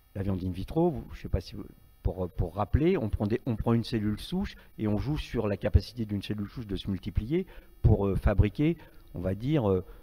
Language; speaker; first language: French; native; French